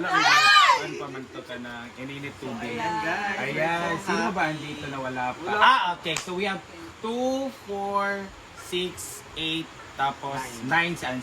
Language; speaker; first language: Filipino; non-native, local second language; Cebuano